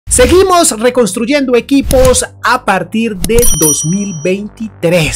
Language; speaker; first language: Spanish; native; Spanish